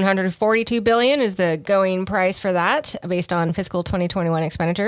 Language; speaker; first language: English; native; English